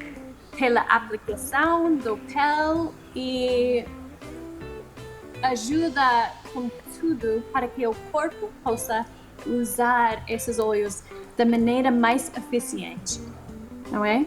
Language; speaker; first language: Portuguese; non-native, fluent; English